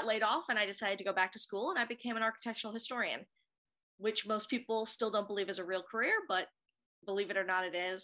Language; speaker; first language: English; native; English